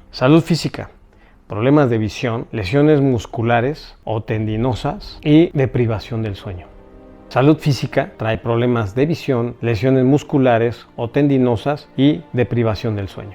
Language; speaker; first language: Spanish; native; Spanish